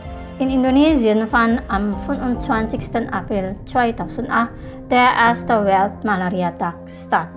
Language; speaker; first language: German; non-native, fluent; Indonesian